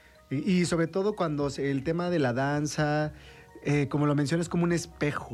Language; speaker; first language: Spanish; native; Spanish